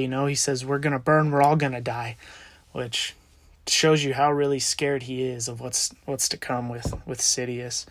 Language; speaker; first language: English; native; English